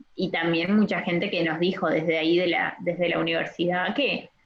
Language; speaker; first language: Spanish; native; Spanish